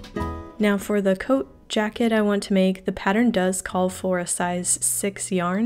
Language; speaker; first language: English; native; English